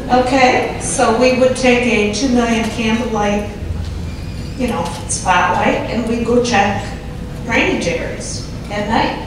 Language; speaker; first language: English; native; English